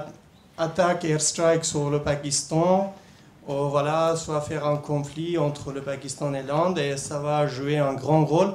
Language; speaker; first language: French; non-native, fluent; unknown